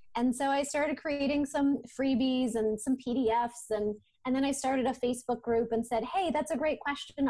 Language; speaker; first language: English; native; English